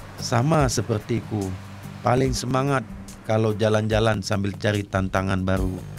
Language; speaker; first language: Indonesian; native; Indonesian